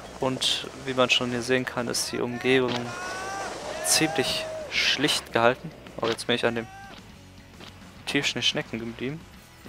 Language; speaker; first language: German; native; German